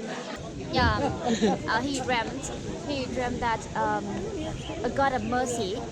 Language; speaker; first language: English; non-native, learner; Vietnamese